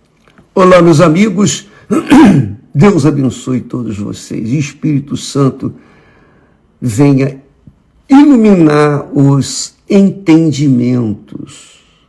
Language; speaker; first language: Portuguese; native; Portuguese